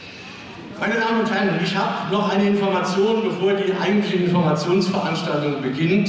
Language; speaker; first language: German; native; German